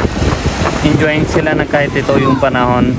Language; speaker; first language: Filipino; non-native, learner; Hindi